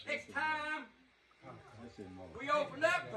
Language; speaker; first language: English; native; English